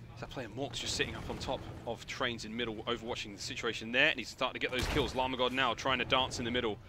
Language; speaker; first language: English; native; English